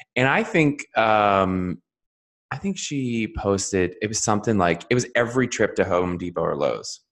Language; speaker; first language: English; native; English